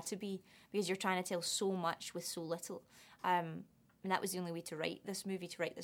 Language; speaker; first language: English; native; English